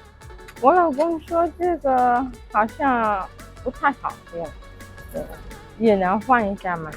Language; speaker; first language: Chinese; non-native, fluent; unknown